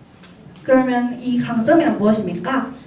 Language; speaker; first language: Korean; native; Korean